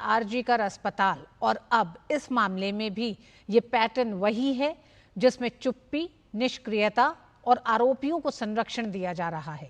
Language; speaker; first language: Hindi; native; Hindi